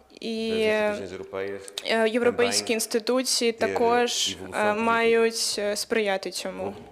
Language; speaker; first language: Ukrainian; non-native, fluent; Portuguese